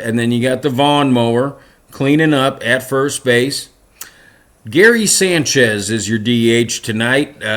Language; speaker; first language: English; native; English